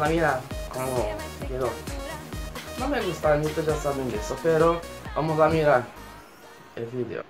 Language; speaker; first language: Spanish; non-native, fluent; Portuguese